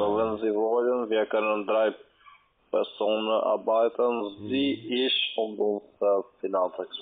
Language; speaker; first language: German; non-native, learner; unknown